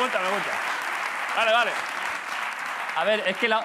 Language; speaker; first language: Spanish; native; Spanish